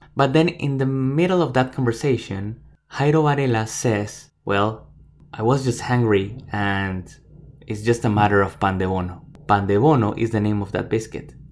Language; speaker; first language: English; non-native, fluent; Spanish